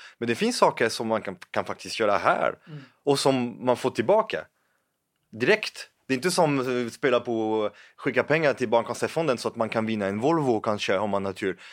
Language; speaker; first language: Swedish; non-native, fluent; French